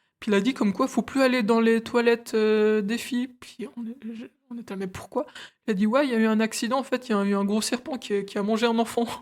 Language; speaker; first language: French; early bilingual, other home language; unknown